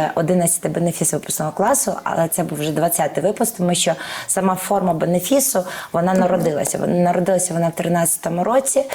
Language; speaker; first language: Ukrainian; native; Ukrainian